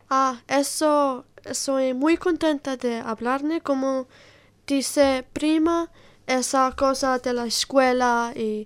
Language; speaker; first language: Spanish; non-native, learner; Italian